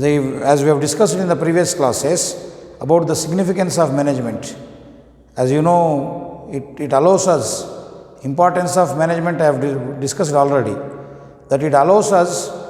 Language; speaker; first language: English; non-native, local second language; Telugu